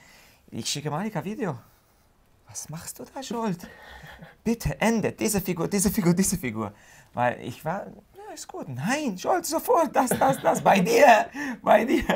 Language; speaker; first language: German; non-native, fluent; Hungarian